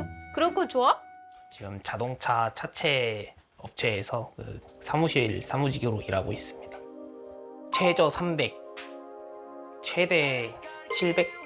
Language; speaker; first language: Korean; non-native, learner; Vietnamese